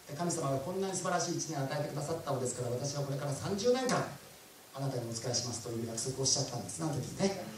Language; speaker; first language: Japanese; native; Japanese